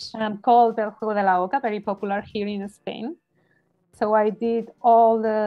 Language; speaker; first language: English; non-native, learner; Spanish